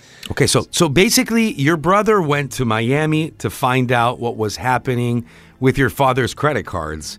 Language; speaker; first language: English; non-native, fluent; Italian